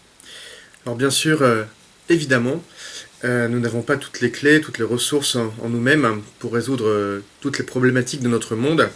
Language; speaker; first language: French; native; French